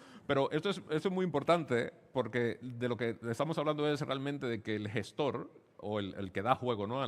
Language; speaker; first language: Spanish; native; Spanish